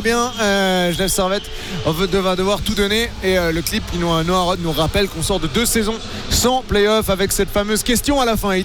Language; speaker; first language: French; native; French